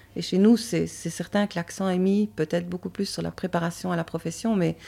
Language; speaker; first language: French; native; French